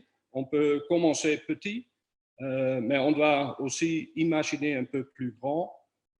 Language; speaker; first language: French; non-native, fluent; Dutch